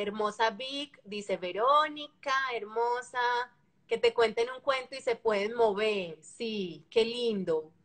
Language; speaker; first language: Spanish; native; Spanish